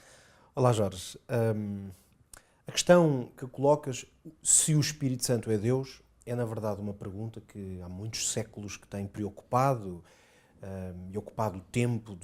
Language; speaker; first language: Portuguese; native; Portuguese